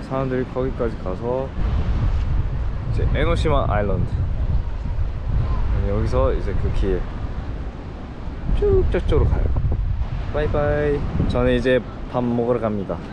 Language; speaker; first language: Korean; early bilingual, heritage; English